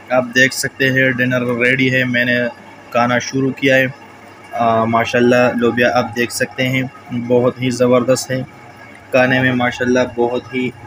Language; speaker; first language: Urdu; non-native, local second language; Pashto